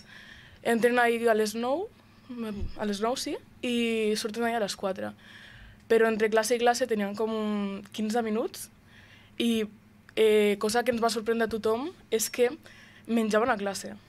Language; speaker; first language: Catalan; early bilingual, other home language; Romanian